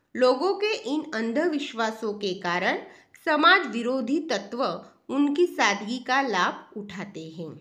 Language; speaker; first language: Hindi; non-native, local second language; Marathi